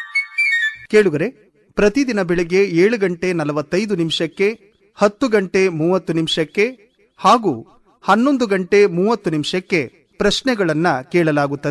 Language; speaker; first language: Kannada; native; Kannada